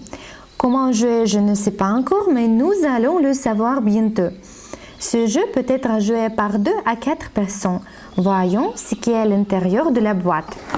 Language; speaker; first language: French; non-native, learner; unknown